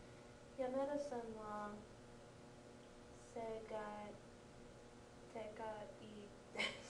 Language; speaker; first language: Japanese; non-native, learner; English